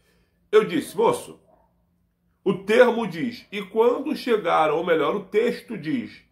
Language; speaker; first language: Portuguese; native; Portuguese